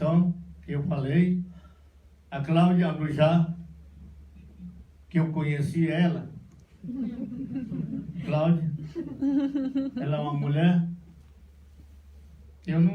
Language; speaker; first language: Portuguese; non-native, local second language; Yanomámi